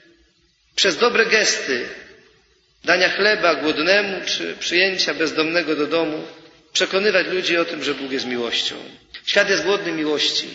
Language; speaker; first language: Polish; native; Polish